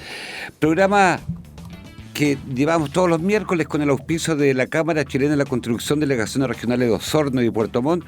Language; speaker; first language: Spanish; native; Spanish